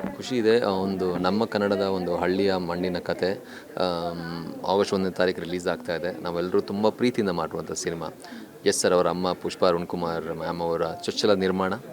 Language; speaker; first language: Kannada; non-native, local second language; Tulu